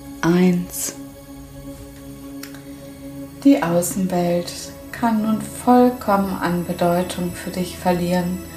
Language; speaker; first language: German; native; German